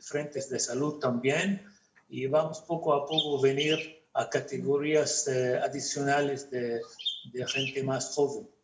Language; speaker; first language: Spanish; non-native, fluent; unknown